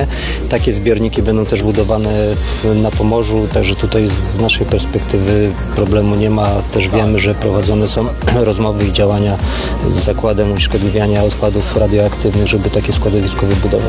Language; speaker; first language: Polish; native; Polish